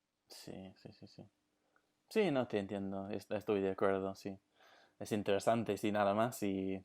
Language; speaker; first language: Spanish; non-native, fluent; English